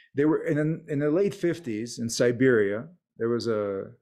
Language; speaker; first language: English; native; English